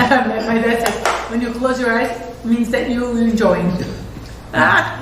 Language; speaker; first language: English; non-native, learner; Portuguese